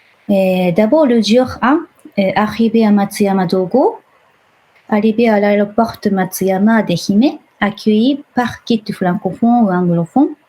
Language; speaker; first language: French; non-native, fluent; Japanese